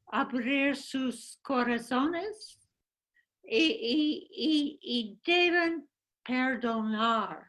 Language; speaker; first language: Spanish; non-native, fluent; English